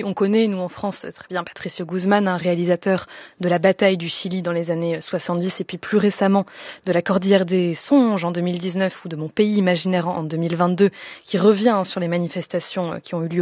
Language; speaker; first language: French; native; French